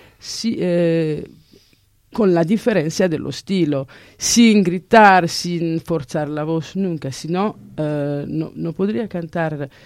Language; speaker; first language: Spanish; non-native, fluent; Italian